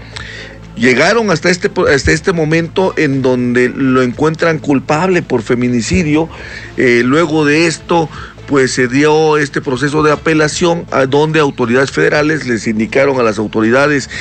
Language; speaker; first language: Spanish; native; Spanish